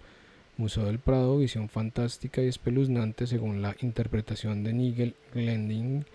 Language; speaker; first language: Spanish; native; Spanish